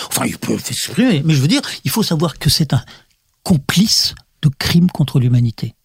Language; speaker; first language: French; early bilingual, other home language; Russian